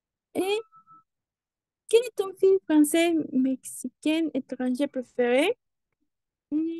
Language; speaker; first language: French; non-native, learner; Spanish